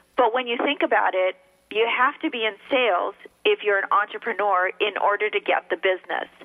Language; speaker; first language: English; early bilingual, other home language; Spanish